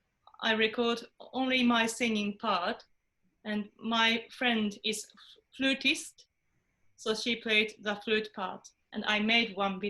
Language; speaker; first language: English; non-native, fluent; Japanese